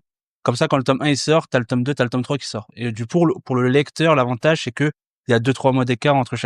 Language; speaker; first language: French; native; French